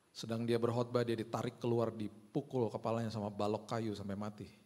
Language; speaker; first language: Indonesian; early bilingual, other home language; Hindi